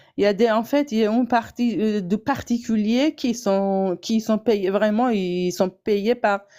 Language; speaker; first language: French; non-native, fluent; Persian